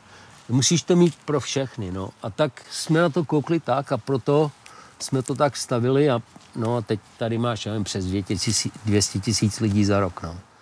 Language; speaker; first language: Czech; early bilingual, heritage; Czech